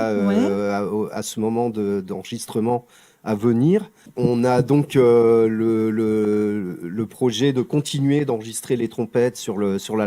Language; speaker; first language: French; native; French